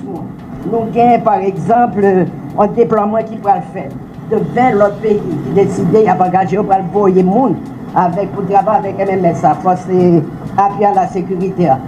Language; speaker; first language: French; non-native, fluent; Swahili